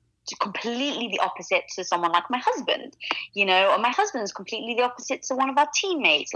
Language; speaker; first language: English; native; English